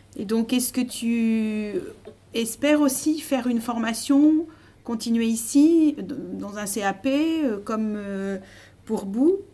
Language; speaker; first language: French; native; French